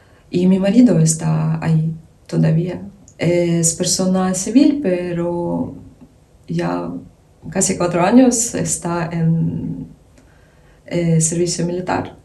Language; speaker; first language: Spanish; non-native, fluent; Ukrainian